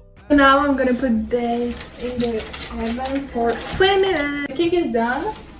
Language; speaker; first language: English; non-native, learner; French